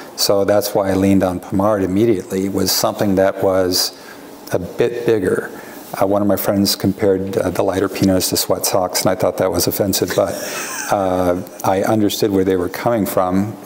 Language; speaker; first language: English; native; English